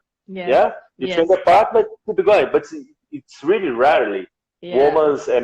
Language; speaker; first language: English; non-native, learner; Portuguese